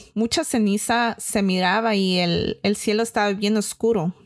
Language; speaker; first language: Spanish; early bilingual, heritage; Spanish